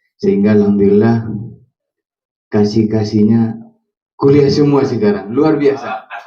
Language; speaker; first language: Indonesian; non-native, local second language; Madurese